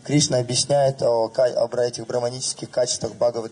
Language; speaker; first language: Russian; native; Russian